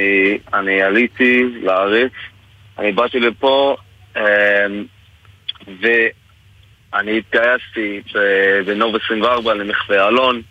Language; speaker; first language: Hebrew; non-native, fluent; English